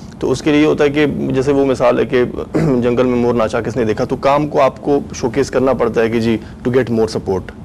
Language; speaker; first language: Urdu; non-native, local second language; Pashto